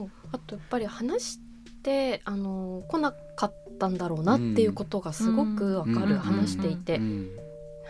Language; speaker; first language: Japanese; native; Japanese